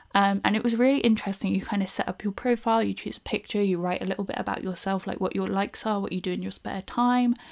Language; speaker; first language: English; native; English